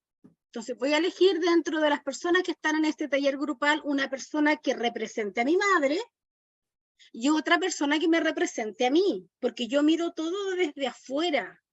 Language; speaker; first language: Spanish; native; Spanish